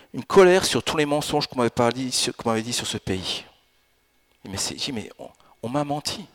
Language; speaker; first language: French; early bilingual, other home language; Italian